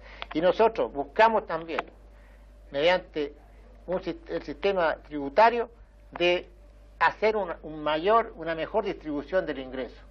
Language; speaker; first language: Spanish; native; Spanish